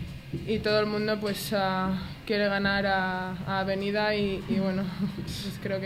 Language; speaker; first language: Spanish; native; Spanish